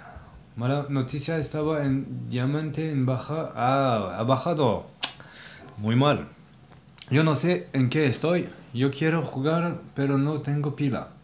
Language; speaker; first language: Spanish; non-native, learner; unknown